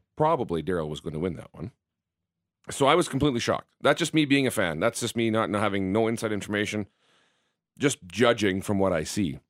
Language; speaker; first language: English; native; English